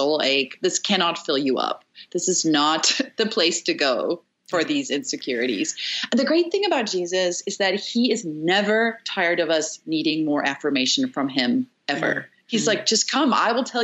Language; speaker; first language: English; native; English